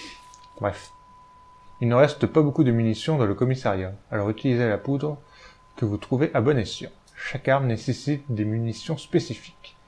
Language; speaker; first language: French; native; French